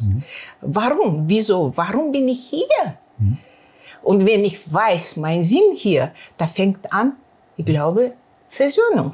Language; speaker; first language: German; non-native, learner; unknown